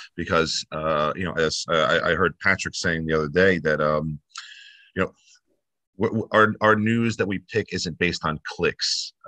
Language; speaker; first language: English; native; English